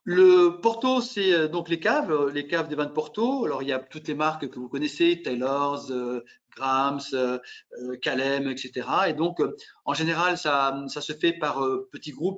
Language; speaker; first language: French; native; French